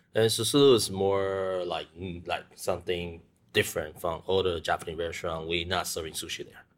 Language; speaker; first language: English; non-native, learner; Chinese